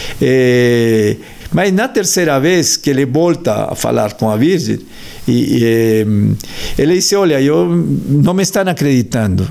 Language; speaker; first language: Portuguese; non-native, fluent; Spanish